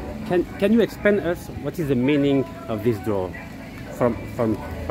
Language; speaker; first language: English; non-native, fluent; French